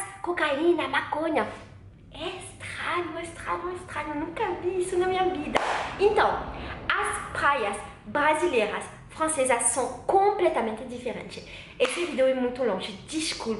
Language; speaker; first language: Portuguese; non-native, learner; French